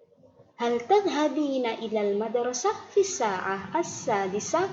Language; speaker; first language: Arabic; non-native, fluent; Indonesian